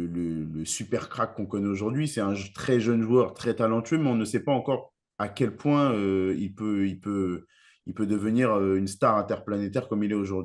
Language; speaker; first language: French; native; French